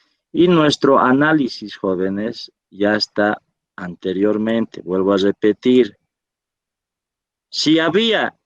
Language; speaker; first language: Spanish; native; Spanish